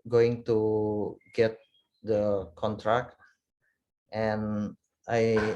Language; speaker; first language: English; non-native, learner; Indonesian